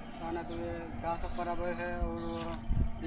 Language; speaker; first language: Hindi; non-native, learner; Bangla